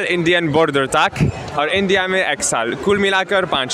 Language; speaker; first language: Hindi; non-native, learner; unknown